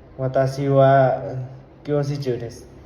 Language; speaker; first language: Japanese; non-native, learner; Vietnamese